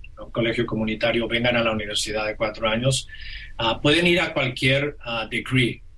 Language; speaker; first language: Spanish; non-native, local second language; Catalan